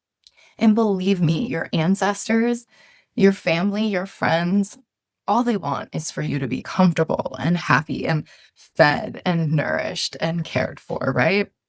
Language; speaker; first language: English; native; English